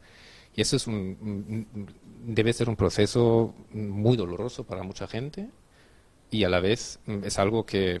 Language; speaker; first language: Spanish; non-native, fluent; German